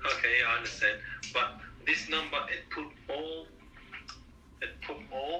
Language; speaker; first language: English; non-native, learner; Turkish